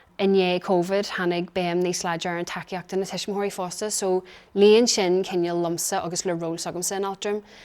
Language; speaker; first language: Irish; non-native, local second language; English